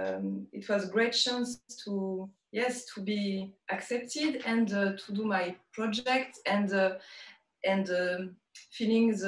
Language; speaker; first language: English; non-native, learner; French